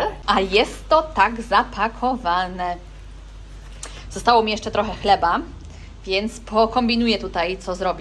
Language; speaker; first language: Polish; native; Polish